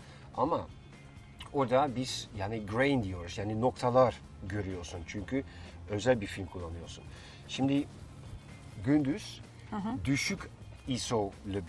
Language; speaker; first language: Turkish; non-native, fluent; Dutch